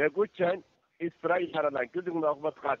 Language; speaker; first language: German; non-native, fluent; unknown